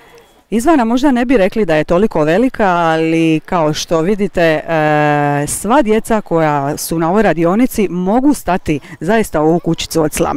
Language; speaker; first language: Croatian; native; Croatian